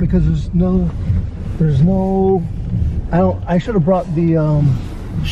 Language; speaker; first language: English; native; English